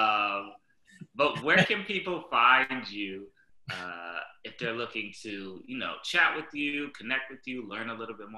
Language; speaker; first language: English; native; English